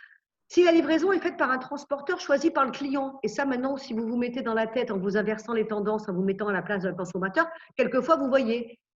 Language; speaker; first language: French; native; French